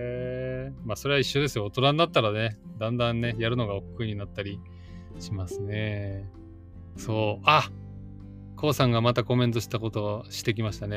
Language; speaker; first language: Japanese; native; Japanese